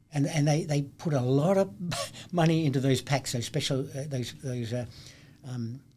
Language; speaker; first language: English; native; English